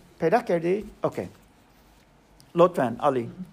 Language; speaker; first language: Persian; non-native, learner; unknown